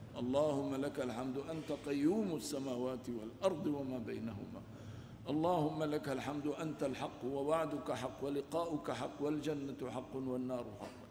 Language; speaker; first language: Arabic; non-native, local second language; Kurdish